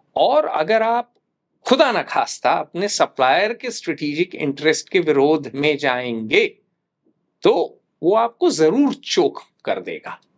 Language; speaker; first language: Hindi; native; Hindi